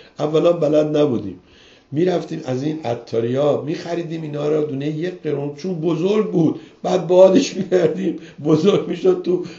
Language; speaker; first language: Persian; native; Persian